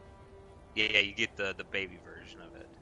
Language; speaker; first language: English; native; English